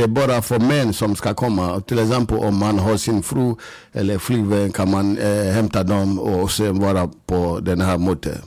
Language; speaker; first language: Swedish; non-native, fluent; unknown